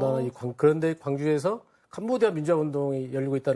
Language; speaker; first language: Korean; native; Korean